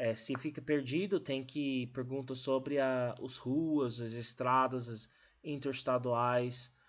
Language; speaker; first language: Portuguese; non-native, learner; English